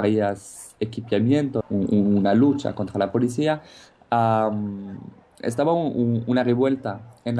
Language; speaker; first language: Spanish; non-native, fluent; French